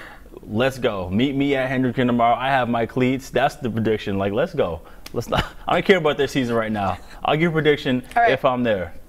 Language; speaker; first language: English; native; English